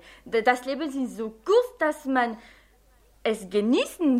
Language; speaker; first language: German; non-native, fluent; French